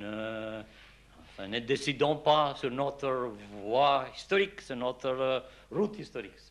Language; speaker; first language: French; non-native, fluent; Albanian